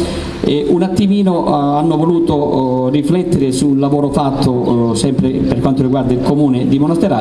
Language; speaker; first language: Italian; native; Italian